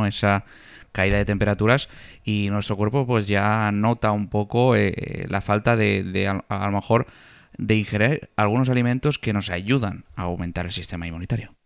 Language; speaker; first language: Spanish; native; Spanish